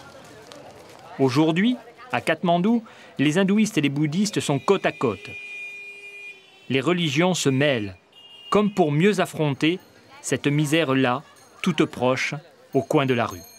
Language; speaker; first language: French; native; French